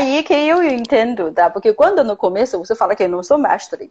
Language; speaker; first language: Portuguese; non-native, fluent; Chinese